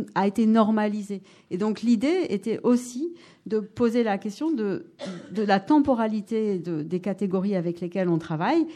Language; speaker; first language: French; native; French